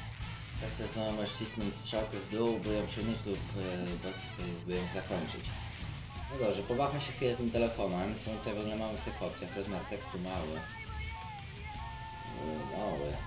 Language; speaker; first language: Polish; native; Polish